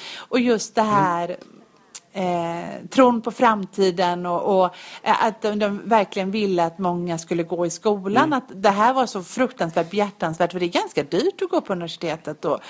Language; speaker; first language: Swedish; native; Swedish